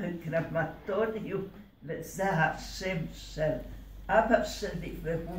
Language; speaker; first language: Hebrew; early bilingual, other home language; Hungarian